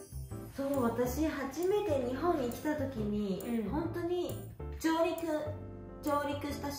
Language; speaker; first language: Japanese; non-native, local second language; Chinese